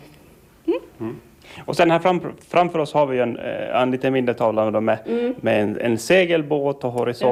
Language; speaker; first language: Swedish; native; Swedish